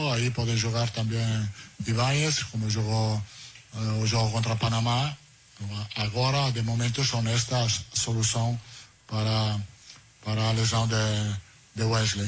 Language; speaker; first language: Portuguese; non-native, fluent; Italian